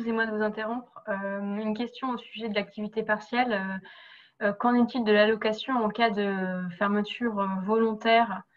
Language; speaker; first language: French; native; French